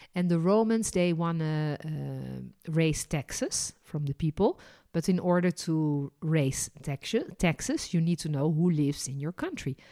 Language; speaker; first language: English; non-native, fluent; Dutch